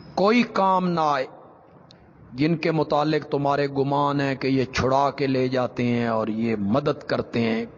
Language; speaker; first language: Urdu; non-native, local second language; Punjabi